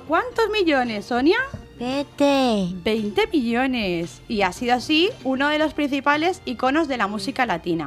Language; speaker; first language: Spanish; native; Spanish